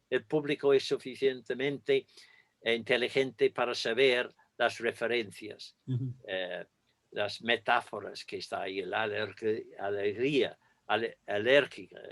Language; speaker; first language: Spanish; non-native, fluent; English